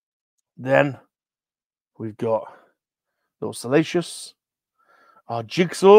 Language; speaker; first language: English; native; English